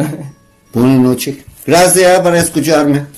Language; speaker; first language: Spanish; non-native, learner; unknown